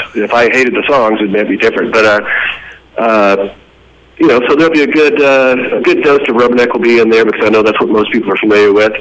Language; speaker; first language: English; native; English